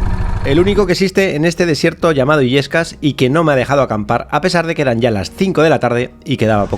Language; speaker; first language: Spanish; native; Spanish